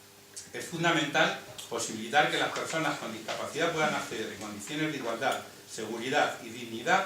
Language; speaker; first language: Spanish; native; Spanish